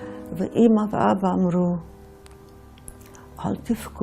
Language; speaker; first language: Hebrew; non-native, fluent; Yiddish